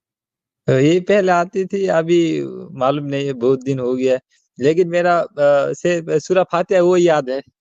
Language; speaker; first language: Hindi; non-native, learner; Bangla